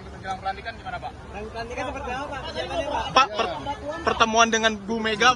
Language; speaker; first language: Indonesian; native; Indonesian